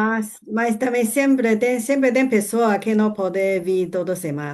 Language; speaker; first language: Portuguese; non-native, learner; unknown